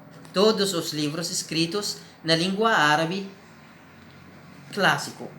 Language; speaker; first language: Portuguese; non-native, learner; Arabic